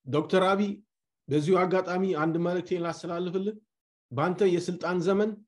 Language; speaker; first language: Amharic; non-native, local second language; Tigrinya